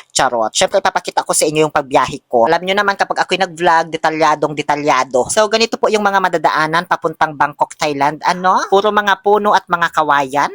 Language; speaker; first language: Filipino; native; Filipino